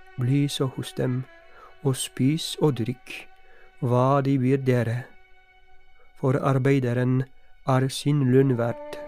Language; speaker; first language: Norwegian; non-native, fluent; Polish